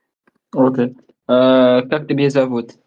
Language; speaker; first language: Russian; non-native, learner; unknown